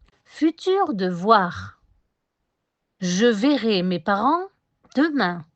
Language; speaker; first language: French; non-native, fluent; Spanish